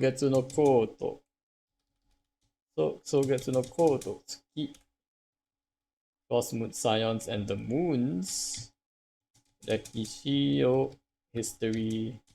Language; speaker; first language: Japanese; non-native, learner; English